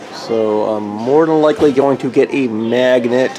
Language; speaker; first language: English; native; English